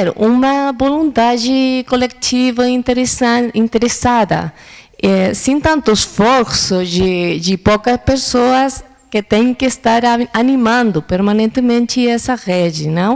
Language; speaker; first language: Portuguese; non-native, learner; Spanish